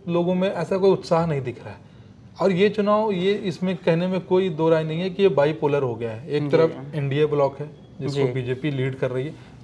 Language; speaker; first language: Hindi; native; Hindi